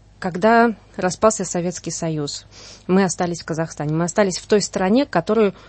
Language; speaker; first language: Russian; native; Russian